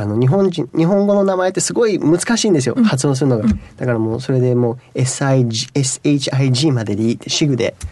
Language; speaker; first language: Japanese; early bilingual, heritage; Japanese